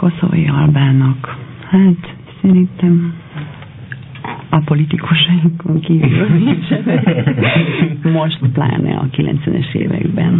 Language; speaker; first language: Hungarian; non-native, fluent; Albanian